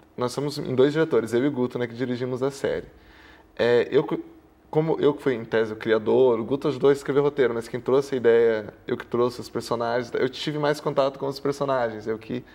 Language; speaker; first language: Portuguese; native; Portuguese